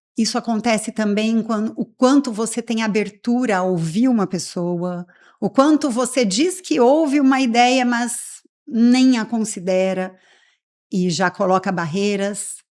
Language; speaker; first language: Portuguese; native; Portuguese